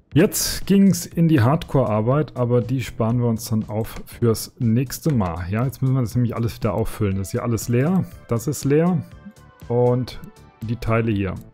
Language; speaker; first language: German; native; German